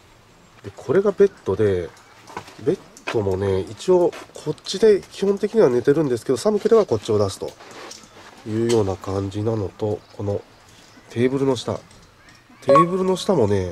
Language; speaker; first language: Japanese; native; Japanese